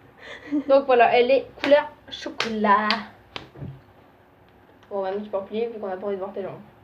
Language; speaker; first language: French; native; French